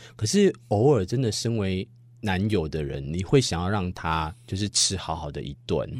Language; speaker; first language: Chinese; native; Chinese